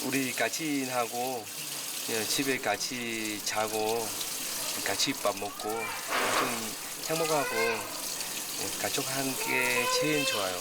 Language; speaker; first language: Korean; non-native, learner; Vietnamese